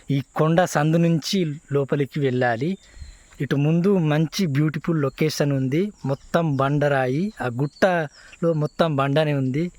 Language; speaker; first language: Telugu; non-native, local second language; Gondi